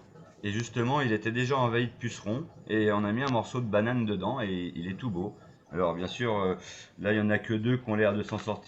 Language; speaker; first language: French; native; French